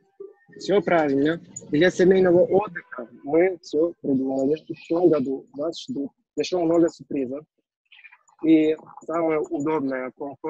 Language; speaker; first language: Russian; non-native, learner; Turkish